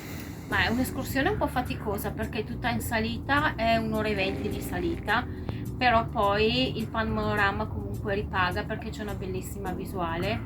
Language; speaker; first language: Italian; native; Italian